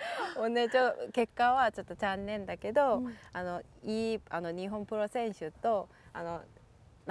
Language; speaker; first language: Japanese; non-native, learner; Korean